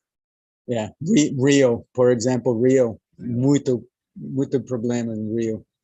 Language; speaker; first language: Portuguese; non-native, learner; English